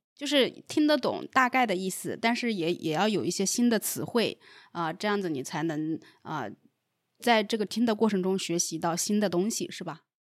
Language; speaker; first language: Chinese; native; Chinese